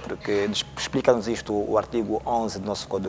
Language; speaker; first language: Portuguese; native; Portuguese